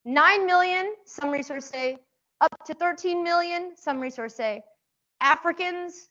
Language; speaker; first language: English; early bilingual, other home language; Persian